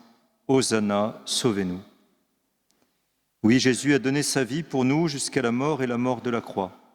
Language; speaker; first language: French; native; French